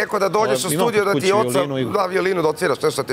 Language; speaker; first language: Serbian; native; Serbian